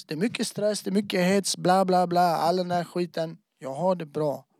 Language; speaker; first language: Swedish; early bilingual, other home language; Albanian